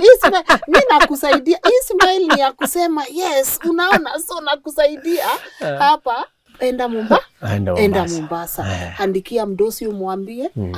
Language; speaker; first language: Swahili; native; Swahili